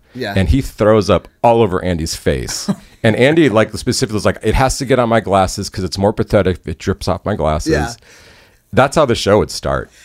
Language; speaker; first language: English; native; English